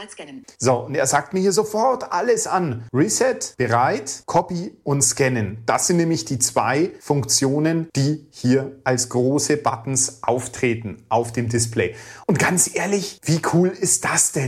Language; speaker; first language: German; native; German